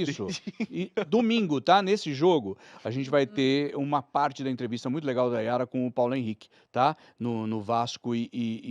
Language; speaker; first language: Portuguese; native; Portuguese